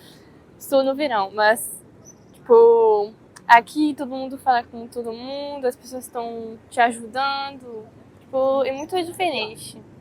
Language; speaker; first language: Portuguese; non-native, fluent; French